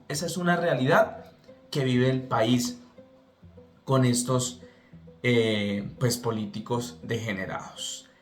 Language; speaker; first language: Spanish; native; Spanish